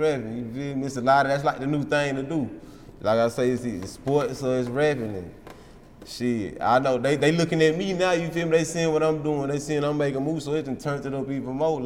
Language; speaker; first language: English; native; English